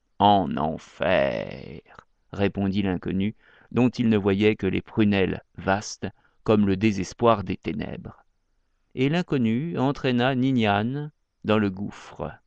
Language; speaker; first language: French; native; French